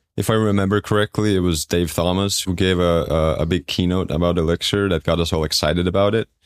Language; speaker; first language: English; non-native, fluent; Estonian